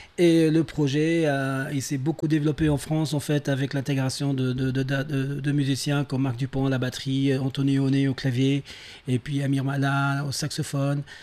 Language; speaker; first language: French; non-native, local second language; Arabic